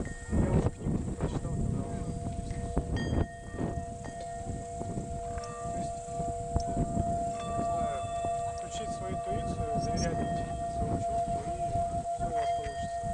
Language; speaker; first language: Russian; native; Russian